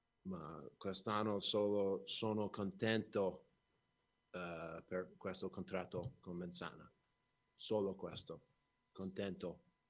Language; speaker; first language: Italian; non-native, learner; English